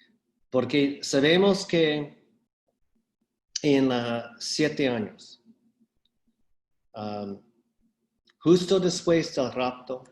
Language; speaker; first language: Spanish; non-native, fluent; English